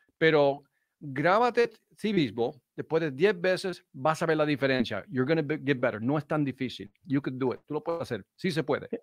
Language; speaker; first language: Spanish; early bilingual, heritage; Spanish